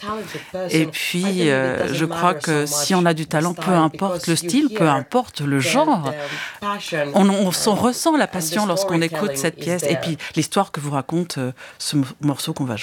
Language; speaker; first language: French; non-native, fluent; Ukrainian